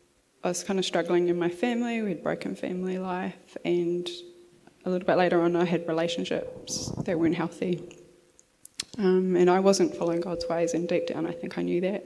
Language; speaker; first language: English; native; English